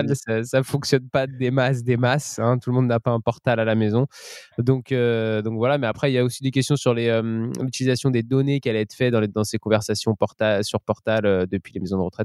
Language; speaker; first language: French; native; French